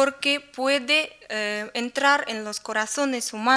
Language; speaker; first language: Spanish; non-native, learner; Russian